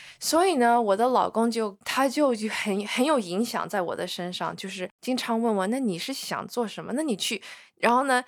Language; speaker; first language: Chinese; early bilingual, heritage; Chinese